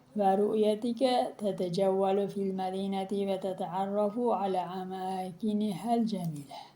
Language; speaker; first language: Arabic; non-native, fluent; Uzbek